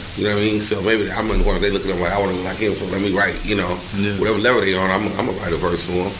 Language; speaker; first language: English; native; English